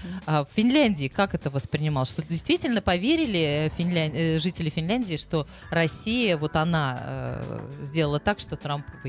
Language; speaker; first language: Russian; native; Russian